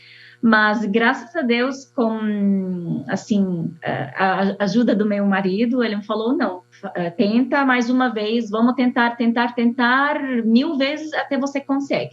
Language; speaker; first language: Portuguese; non-native, fluent; Arabic